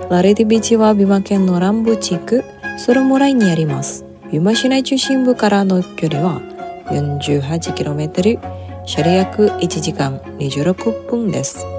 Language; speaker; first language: Japanese; non-native, fluent; Indonesian